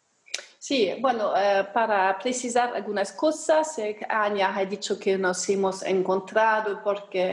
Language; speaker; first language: Spanish; non-native, fluent; German